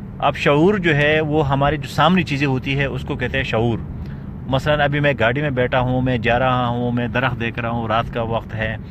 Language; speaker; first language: Urdu; non-native, local second language; Pashto